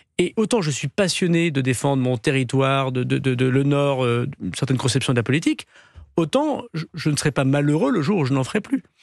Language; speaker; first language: French; native; French